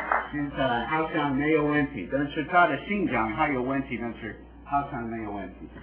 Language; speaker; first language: Chinese; non-native, learner; English